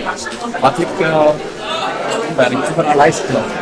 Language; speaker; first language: Dutch; non-native, learner; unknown